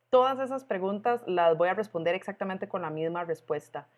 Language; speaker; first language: Spanish; native; Spanish